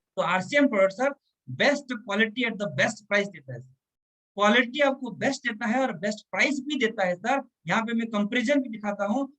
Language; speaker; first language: Hindi; non-native, local second language; Telugu